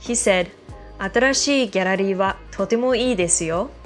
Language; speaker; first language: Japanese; non-native, fluent; English